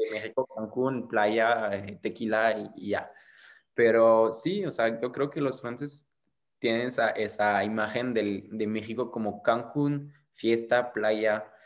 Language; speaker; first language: Spanish; non-native, fluent; French